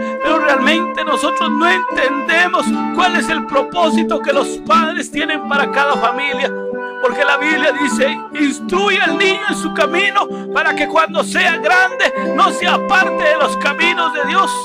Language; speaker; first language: Spanish; native; Spanish